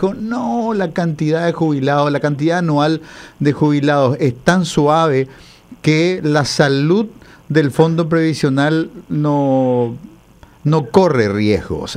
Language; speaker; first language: Spanish; native; Spanish